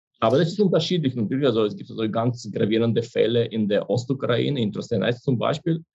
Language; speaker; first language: German; non-native, fluent; Ukrainian